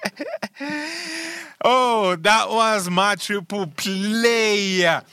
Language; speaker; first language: English; non-native, local second language; Swati